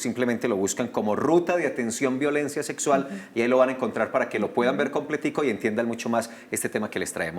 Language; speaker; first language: Spanish; native; Spanish